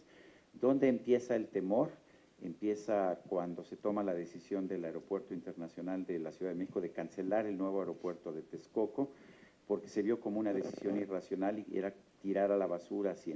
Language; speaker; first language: Spanish; native; Spanish